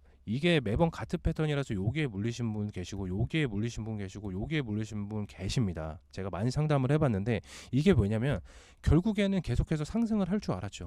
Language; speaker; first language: Korean; native; Korean